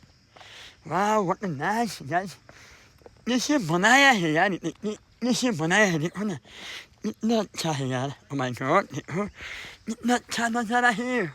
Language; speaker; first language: Hindi; non-native, fluent; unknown